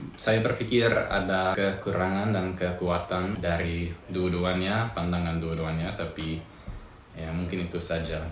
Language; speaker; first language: Indonesian; non-native, fluent; English